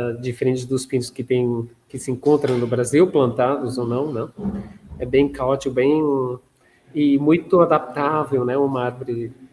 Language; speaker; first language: Portuguese; non-native, fluent; Catalan